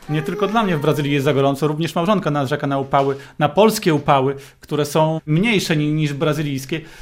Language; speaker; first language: Polish; native; Polish